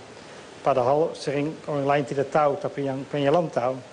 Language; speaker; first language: Indonesian; non-native, fluent; Dutch